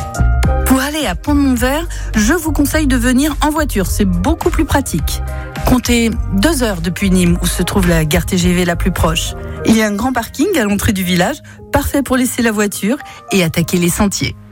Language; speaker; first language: French; native; French